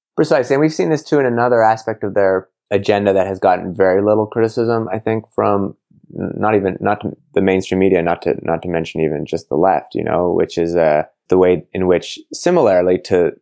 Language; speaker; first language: English; native; English